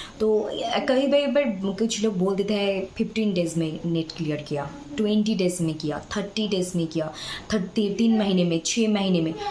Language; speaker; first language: Hindi; non-native, local second language; Bangla